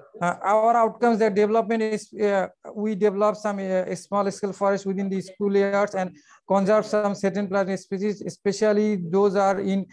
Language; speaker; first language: English; non-native, local second language; Bangla